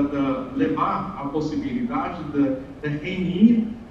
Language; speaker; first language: Portuguese; non-native, fluent; English